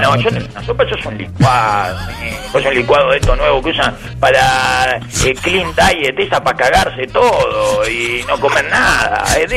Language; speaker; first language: Spanish; native; Spanish